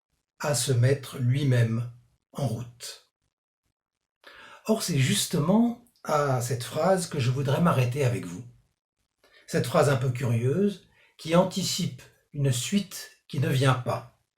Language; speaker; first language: French; native; French